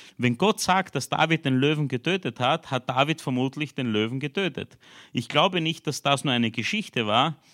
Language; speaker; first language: German; early bilingual, other home language; Romanian